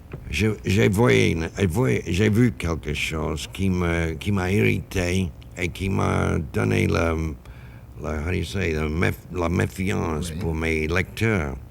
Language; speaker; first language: French; non-native, fluent; English